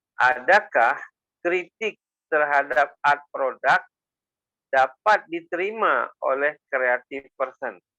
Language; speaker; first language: Malay; native; Malay